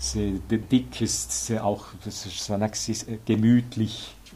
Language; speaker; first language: French; non-native, local second language; German